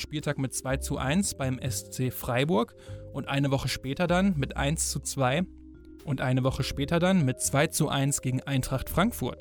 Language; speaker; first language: German; native; German